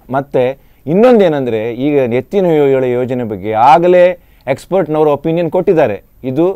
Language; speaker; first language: Kannada; non-native, local second language; Tulu